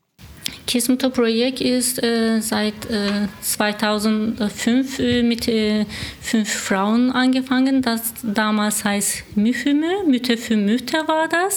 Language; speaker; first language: German; non-native, learner; Turkish